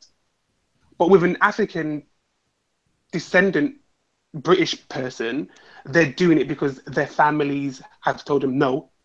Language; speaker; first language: English; native; English